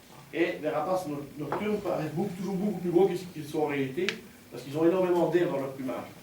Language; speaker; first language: French; native; French